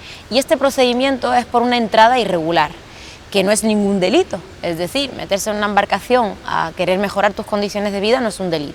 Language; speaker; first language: Spanish; non-native, fluent; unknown